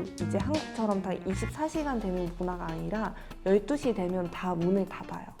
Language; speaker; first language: Korean; non-native, fluent; Mongolian